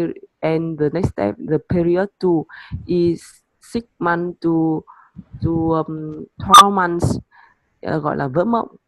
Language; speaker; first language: English; non-native, learner; Vietnamese